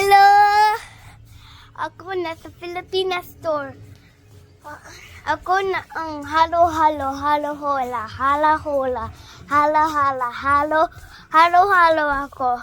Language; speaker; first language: Filipino; early bilingual, heritage; English